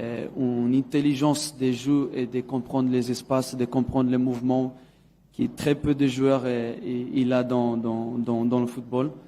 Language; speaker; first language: French; non-native, fluent; Portuguese